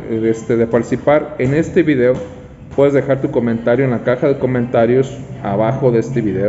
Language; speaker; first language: Spanish; native; Spanish